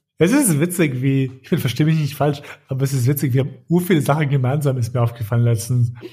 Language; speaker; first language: German; early bilingual, other home language; Albanian